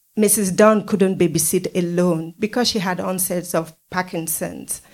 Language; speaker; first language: English; non-native, local second language; Yoruba